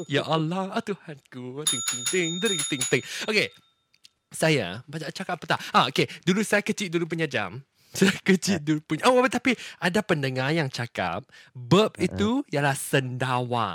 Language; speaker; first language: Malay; non-native, local second language; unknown